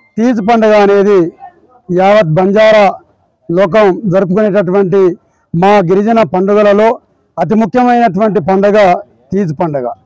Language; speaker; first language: Telugu; non-native, local second language; Lambadi